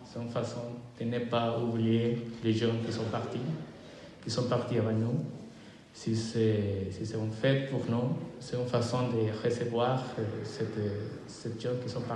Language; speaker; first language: French; non-native, fluent; Spanish